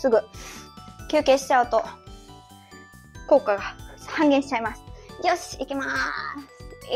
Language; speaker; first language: Japanese; native; Japanese